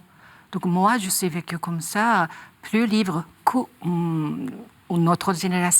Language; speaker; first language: French; non-native, learner; Japanese